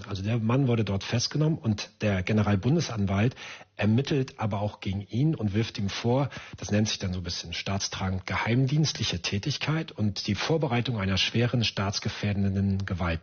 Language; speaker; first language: German; native; German